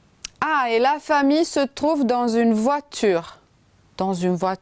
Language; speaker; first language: French; non-native, fluent; Romanian